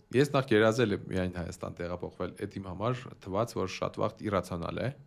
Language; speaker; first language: Armenian; early bilingual, heritage; Armenian